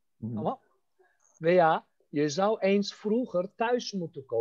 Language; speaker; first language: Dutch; non-native, fluent; Turkish